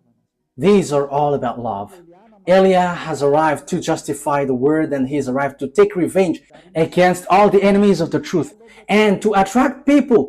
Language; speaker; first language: English; non-native, fluent; Malagasy